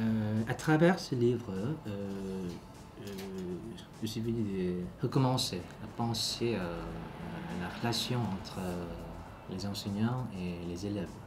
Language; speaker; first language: French; non-native, learner; Korean